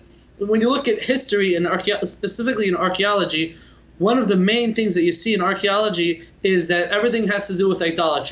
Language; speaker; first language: English; native; English